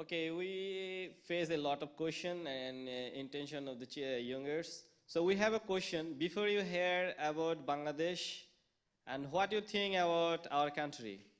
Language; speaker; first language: English; non-native, local second language; Bangla